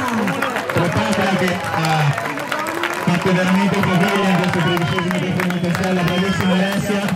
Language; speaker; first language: Italian; native; Italian